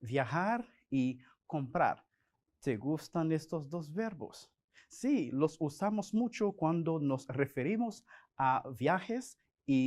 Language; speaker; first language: Spanish; non-native, fluent; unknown